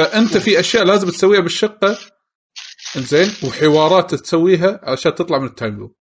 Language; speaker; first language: Arabic; native; Arabic